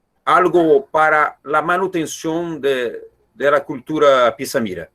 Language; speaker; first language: Spanish; non-native, learner; Portuguese